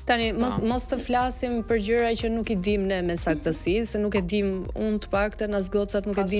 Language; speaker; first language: Albanian; native; Albanian